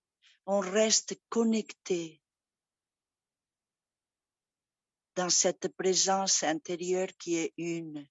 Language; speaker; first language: French; non-native, fluent; Catalan